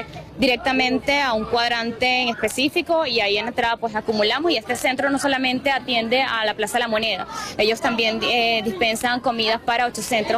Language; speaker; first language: Spanish; native; Spanish